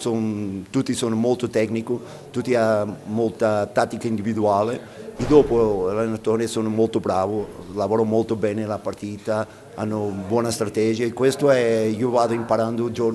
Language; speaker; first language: Italian; non-native, fluent; Portuguese